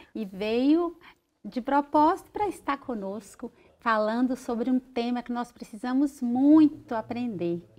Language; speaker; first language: Portuguese; native; Portuguese